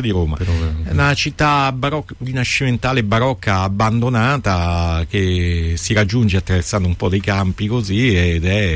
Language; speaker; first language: Italian; native; Italian